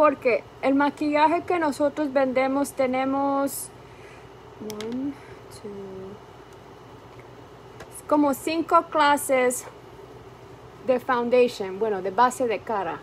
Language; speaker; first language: Spanish; early bilingual, heritage; Spanish